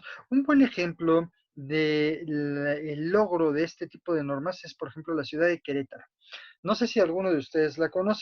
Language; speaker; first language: Spanish; native; Spanish